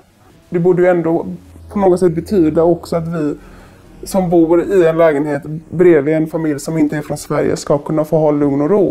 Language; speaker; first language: Swedish; native; Swedish